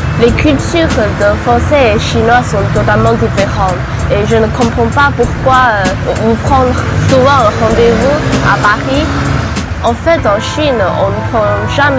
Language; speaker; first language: French; non-native, learner; Chinese